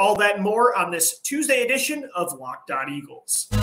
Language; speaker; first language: English; native; English